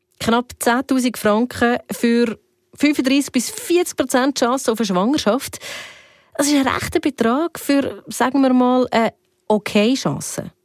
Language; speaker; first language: German; native; German